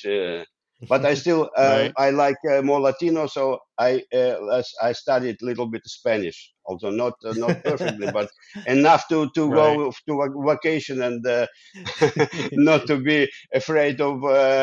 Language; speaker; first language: English; non-native, fluent; Ukrainian